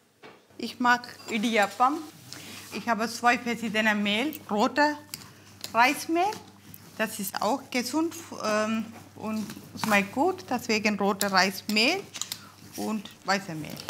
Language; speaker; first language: German; non-native, learner; Tamil